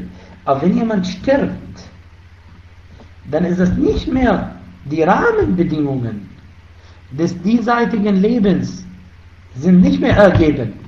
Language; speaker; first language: German; non-native, fluent; Arabic